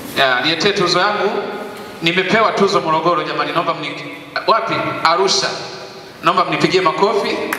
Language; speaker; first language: Swahili; native; Swahili